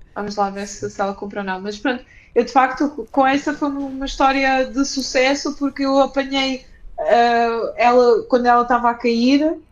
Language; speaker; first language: Portuguese; early bilingual, other home language; Ukrainian